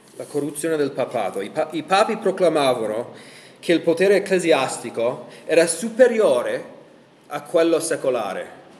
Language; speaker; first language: Italian; non-native, fluent; English